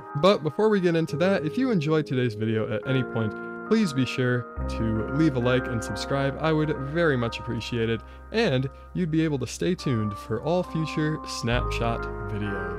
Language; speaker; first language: English; native; English